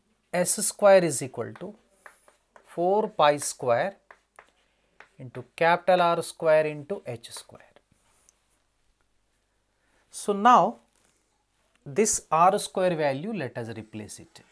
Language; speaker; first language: English; non-native, local second language; Telugu